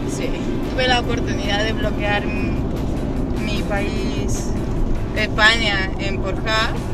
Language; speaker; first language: Spanish; early bilingual, other home language; Romanian